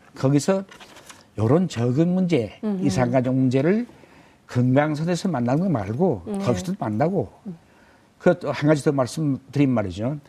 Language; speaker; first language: Korean; native; Korean